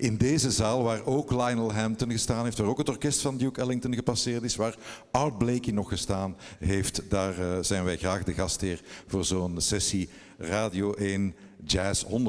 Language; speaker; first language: Dutch; native; Dutch